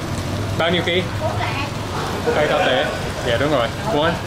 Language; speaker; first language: Vietnamese; non-native, learner; English